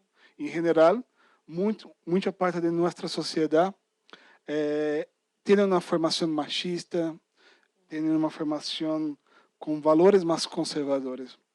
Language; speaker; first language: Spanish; non-native, fluent; Portuguese